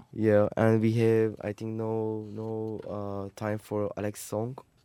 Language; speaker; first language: English; non-native, fluent; Turkish